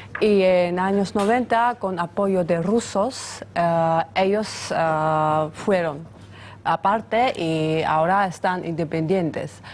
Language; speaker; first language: Spanish; non-native, fluent; Georgian